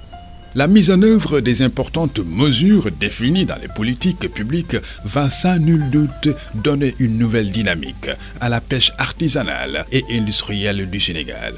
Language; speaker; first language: French; non-native, local second language; Wolof